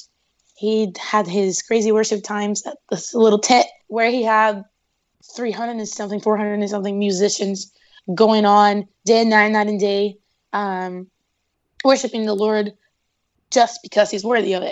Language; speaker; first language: English; non-native, fluent; Portuguese